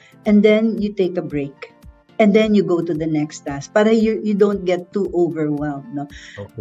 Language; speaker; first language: English; non-native, local second language; Filipino